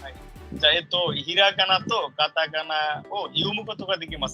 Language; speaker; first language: Japanese; non-native, fluent; Bangla